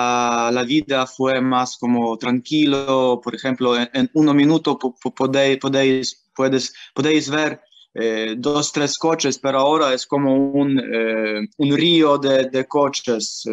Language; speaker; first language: Spanish; non-native, learner; Ukrainian